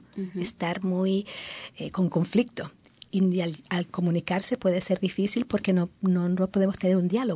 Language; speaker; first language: Spanish; native; Spanish